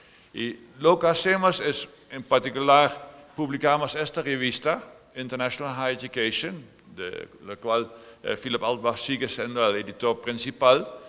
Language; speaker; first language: Spanish; non-native, fluent; Dutch